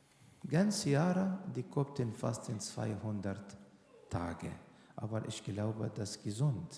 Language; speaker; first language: German; non-native, learner; Arabic